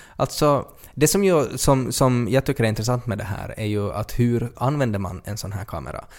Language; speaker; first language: Swedish; native; Swedish